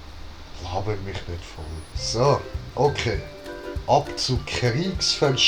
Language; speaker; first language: German; native; German